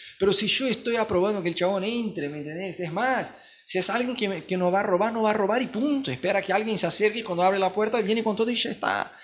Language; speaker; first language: Spanish; non-native, fluent; Portuguese